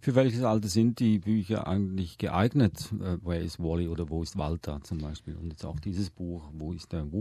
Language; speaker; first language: German; native; German